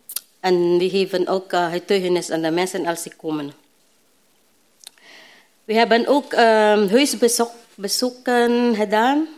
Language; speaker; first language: Dutch; non-native, learner; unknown